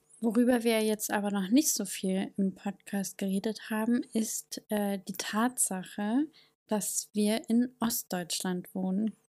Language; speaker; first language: German; native; German